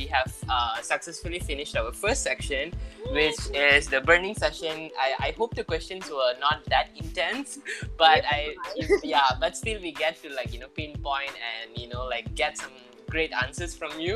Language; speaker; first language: English; non-native, local second language; Tamil